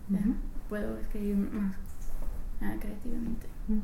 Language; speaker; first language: Spanish; non-native, fluent; English